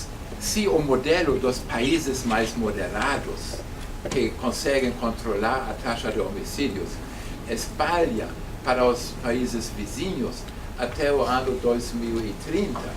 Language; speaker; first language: Portuguese; non-native, fluent; German